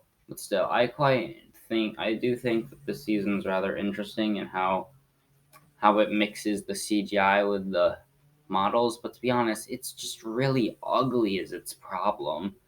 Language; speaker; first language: English; native; English